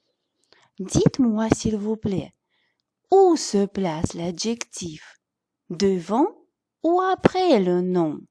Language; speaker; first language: French; non-native, fluent; Russian